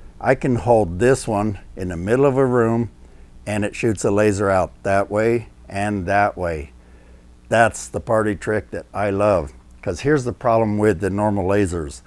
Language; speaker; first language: English; native; English